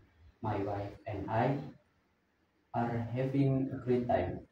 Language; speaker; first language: English; non-native, learner; Indonesian